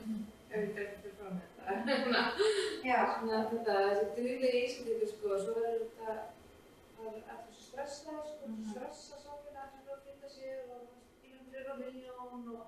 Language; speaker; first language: Icelandic; non-native, learner; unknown